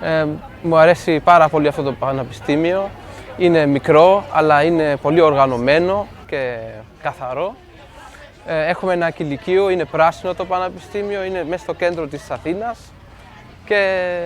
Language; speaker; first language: Greek; early bilingual, heritage; Greek